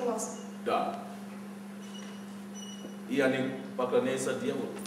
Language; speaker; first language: Russian; non-native, fluent; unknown